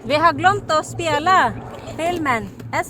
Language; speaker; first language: Swedish; non-native, learner; Filipino